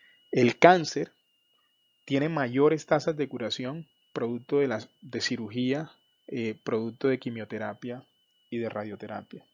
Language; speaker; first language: Spanish; native; Spanish